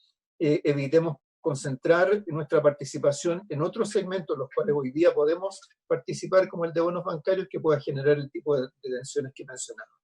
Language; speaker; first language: Spanish; native; Spanish